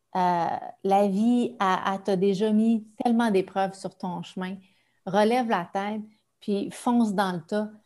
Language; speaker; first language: French; native; French